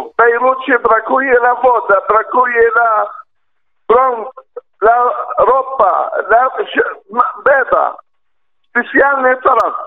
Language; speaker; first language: Polish; non-native, learner; Arabic